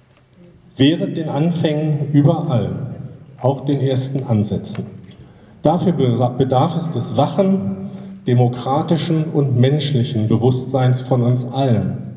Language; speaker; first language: German; native; German